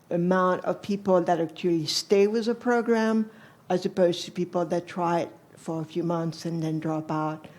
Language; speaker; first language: English; non-native, fluent; French